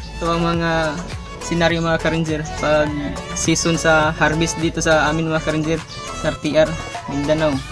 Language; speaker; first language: Filipino; non-native, local second language; Cebuano